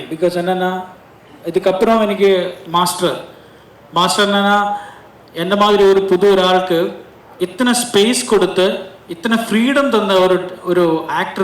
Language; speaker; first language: Tamil; non-native, learner; Malayalam